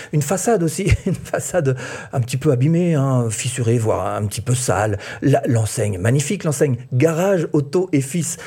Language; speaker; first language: French; native; French